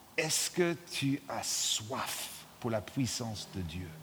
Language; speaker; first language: French; non-native, fluent; English